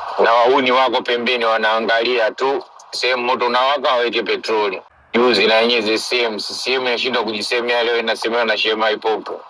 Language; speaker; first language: Swahili; non-native, local second language; Sukuma